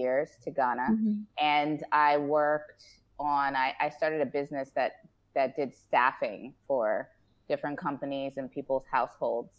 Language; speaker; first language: English; native; English